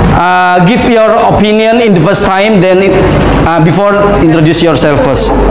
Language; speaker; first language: English; non-native, fluent; Indonesian